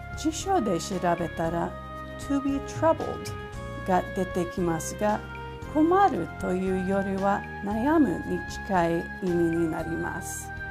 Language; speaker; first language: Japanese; non-native, fluent; English